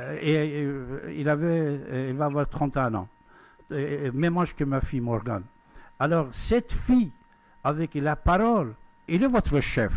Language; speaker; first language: French; non-native, fluent; Persian